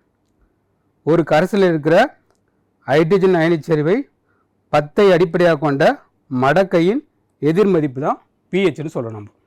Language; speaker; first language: Tamil; native; Tamil